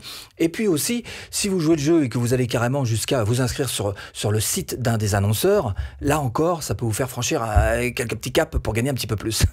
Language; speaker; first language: French; native; French